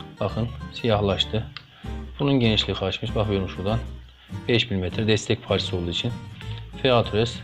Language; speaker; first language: Turkish; native; Turkish